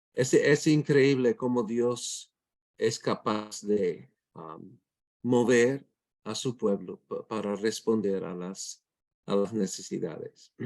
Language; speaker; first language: Spanish; non-native, fluent; English